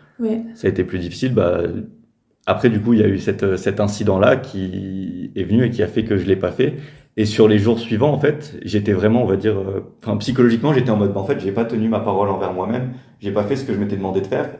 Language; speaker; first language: French; native; French